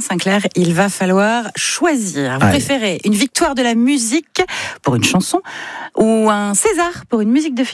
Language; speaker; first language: French; native; French